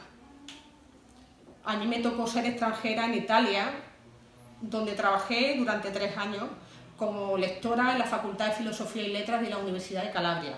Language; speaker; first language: Spanish; native; Spanish